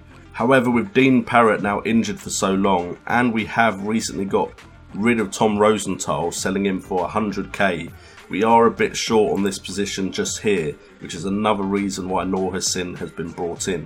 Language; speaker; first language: English; native; English